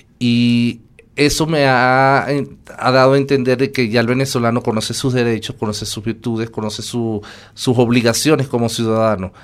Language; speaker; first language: Spanish; native; Spanish